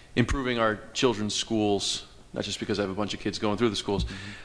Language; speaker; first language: English; native; English